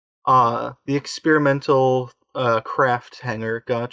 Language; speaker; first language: English; native; English